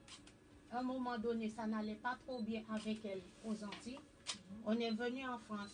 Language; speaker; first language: French; native; French